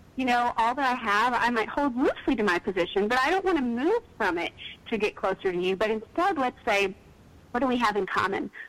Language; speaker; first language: English; native; English